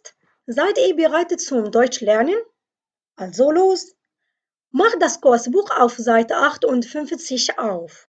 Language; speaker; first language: German; non-native, fluent; Arabic